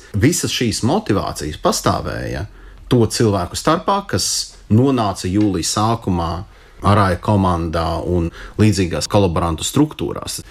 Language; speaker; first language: Latvian; non-native, local second language; Russian